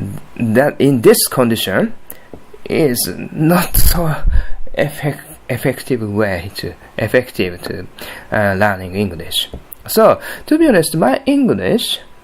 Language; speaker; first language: English; non-native, learner; Japanese